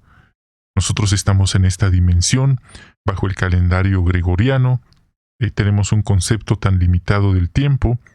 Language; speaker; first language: Spanish; native; Spanish